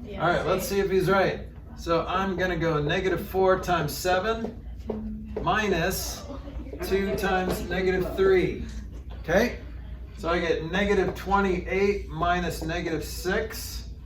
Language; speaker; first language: English; native; English